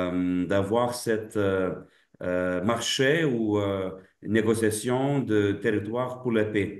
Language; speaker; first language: French; non-native, fluent; Lithuanian